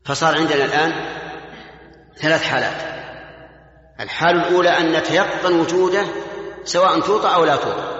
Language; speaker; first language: Arabic; native; Arabic